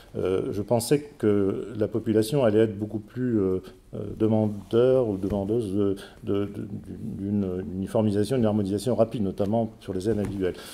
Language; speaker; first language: French; native; French